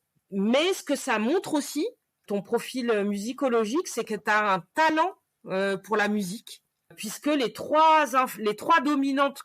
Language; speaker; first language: French; native; French